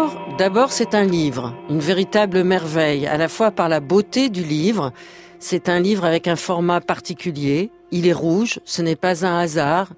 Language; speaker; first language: French; native; French